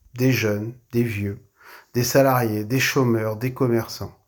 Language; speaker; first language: French; native; French